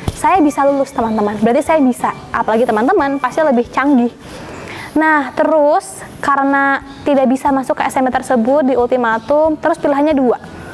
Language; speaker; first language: Indonesian; native; Indonesian